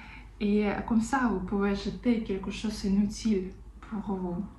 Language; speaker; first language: French; non-native, fluent; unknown